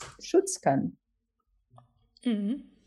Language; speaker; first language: German; non-native, learner; Portuguese